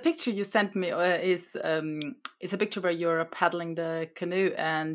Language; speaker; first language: English; non-native, fluent; German